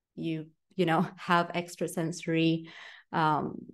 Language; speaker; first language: English; non-native, fluent; Romanian